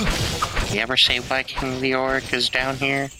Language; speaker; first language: English; native; English